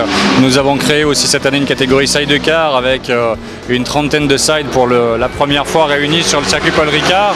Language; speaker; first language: French; native; French